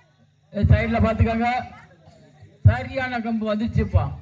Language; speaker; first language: Tamil; native; Tamil